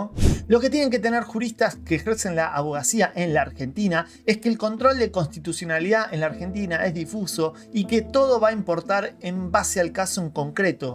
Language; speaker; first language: Spanish; native; Spanish